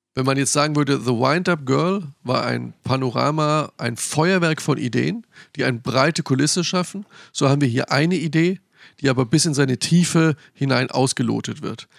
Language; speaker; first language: German; native; German